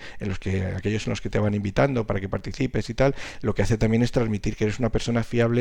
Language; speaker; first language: Spanish; native; Spanish